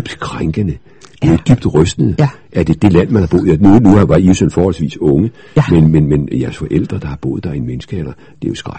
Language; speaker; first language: Danish; native; Danish